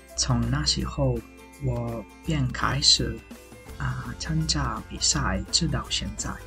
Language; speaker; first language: Chinese; non-native, fluent; Italian